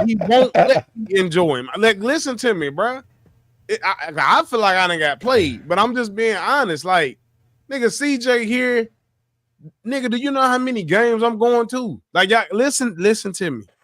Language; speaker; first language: English; native; English